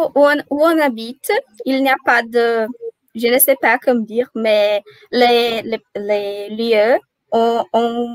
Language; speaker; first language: French; non-native, learner; Portuguese